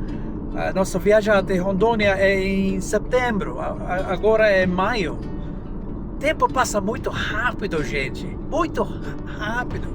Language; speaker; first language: Portuguese; non-native, learner; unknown